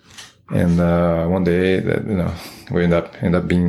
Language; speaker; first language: English; non-native, fluent; Portuguese